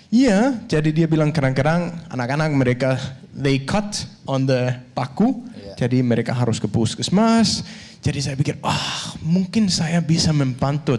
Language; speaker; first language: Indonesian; non-native, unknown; Danish